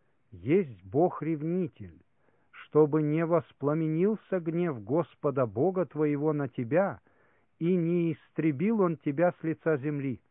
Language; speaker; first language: Russian; native; Russian